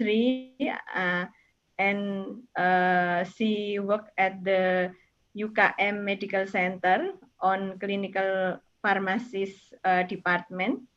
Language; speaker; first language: English; non-native, learner; Indonesian